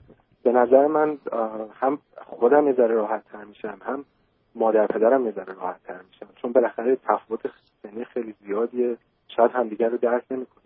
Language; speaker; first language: Persian; early bilingual, heritage; Persian